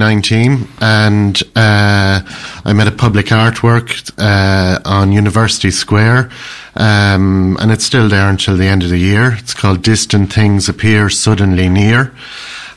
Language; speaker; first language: English; native; English